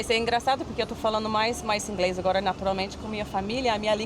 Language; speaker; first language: Portuguese; non-native, fluent; English